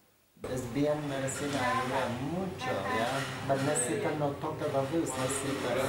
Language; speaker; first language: Spanish; non-native, learner; English